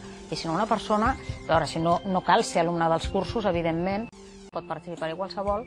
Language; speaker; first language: Catalan; native; Catalan